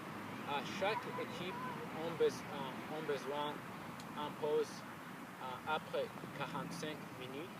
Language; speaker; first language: French; non-native, learner; English